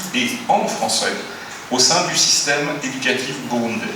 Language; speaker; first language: French; native; French